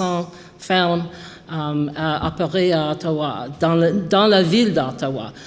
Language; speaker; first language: French; non-native, local second language; English